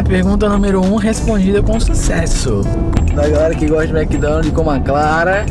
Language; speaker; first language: Portuguese; native; Portuguese